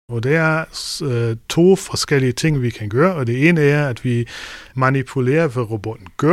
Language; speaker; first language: Danish; non-native, fluent; German